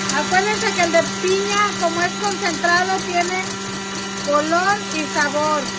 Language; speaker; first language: Spanish; native; Spanish